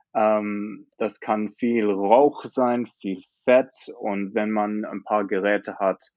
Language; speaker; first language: German; non-native, fluent; English